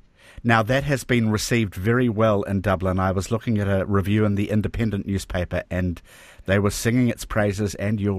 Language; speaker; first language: English; native; English